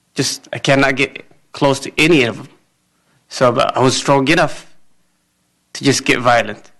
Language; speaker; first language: English; non-native, fluent; Amharic